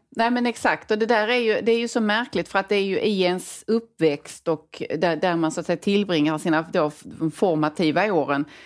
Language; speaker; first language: Swedish; native; Swedish